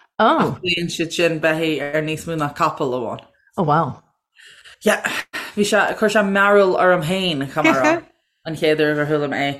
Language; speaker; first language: Irish; non-native, local second language; English